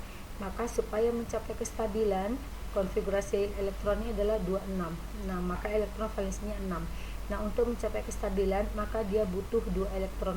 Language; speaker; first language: Indonesian; native; Indonesian